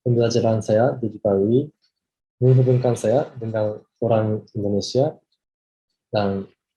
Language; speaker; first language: Indonesian; non-native, fluent; Japanese